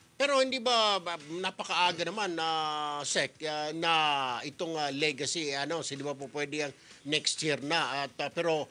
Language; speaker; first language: Filipino; native; Filipino